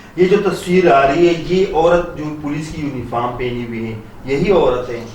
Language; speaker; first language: Urdu; non-native, local second language; Punjabi